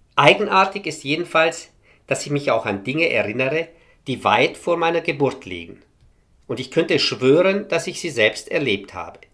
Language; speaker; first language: German; early bilingual, heritage; Romanian